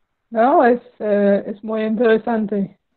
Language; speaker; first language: Spanish; non-native, learner; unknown